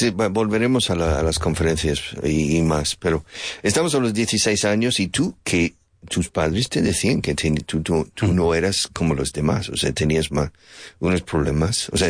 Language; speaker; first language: Spanish; non-native, fluent; English